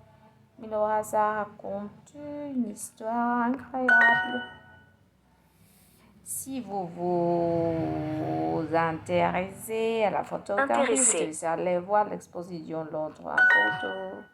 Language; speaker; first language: French; non-native, learner; Spanish